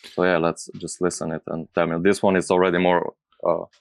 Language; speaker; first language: English; non-native, fluent; Slovenian